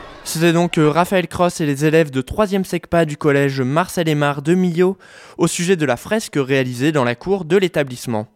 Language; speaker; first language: French; native; French